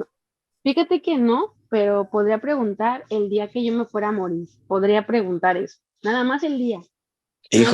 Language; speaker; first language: Spanish; native; Spanish